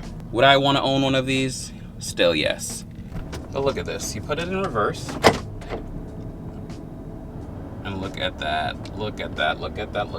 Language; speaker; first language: English; native; English